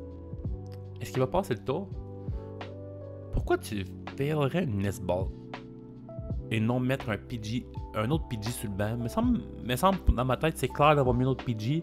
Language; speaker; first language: French; native; French